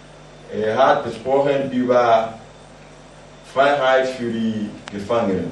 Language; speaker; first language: German; non-native, fluent; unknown